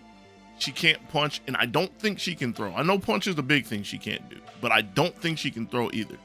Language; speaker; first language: English; native; English